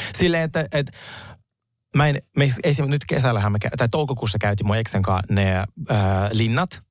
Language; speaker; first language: Finnish; early bilingual, other home language; Russian